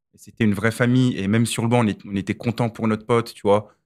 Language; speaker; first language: French; native; French